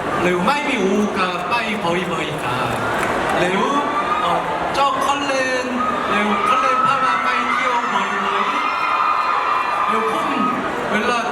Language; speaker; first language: Thai; non-native, learner; Korean